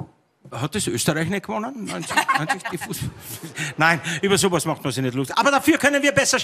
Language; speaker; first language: German; native; German